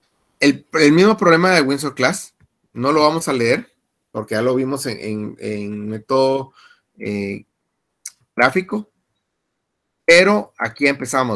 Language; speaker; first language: Spanish; native; Spanish